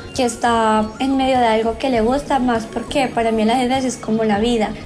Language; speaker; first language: Spanish; native; Spanish